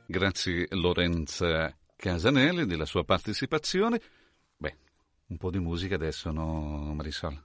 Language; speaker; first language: Italian; non-native, fluent; Portuguese